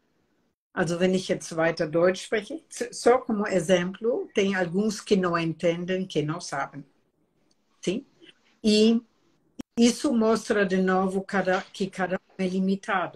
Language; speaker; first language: Portuguese; non-native, fluent; German